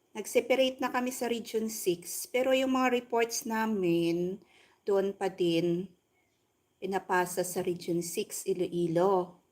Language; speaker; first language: Filipino; non-native, local second language; Hiligaynon